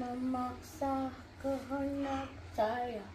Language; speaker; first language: Indonesian; non-native, learner; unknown